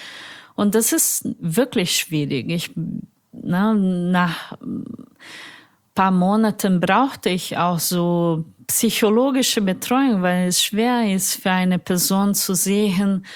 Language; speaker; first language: German; non-native, fluent; Portuguese